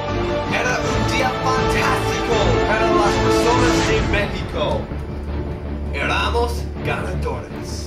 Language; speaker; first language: Spanish; non-native, learner; English